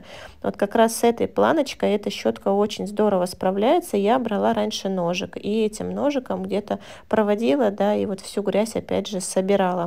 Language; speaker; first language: Russian; native; Russian